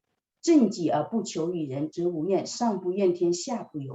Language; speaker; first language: Chinese; native; Chinese